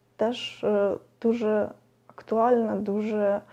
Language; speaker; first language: Ukrainian; non-native, local second language; Russian